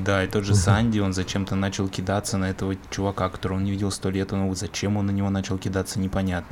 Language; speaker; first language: Russian; native; Russian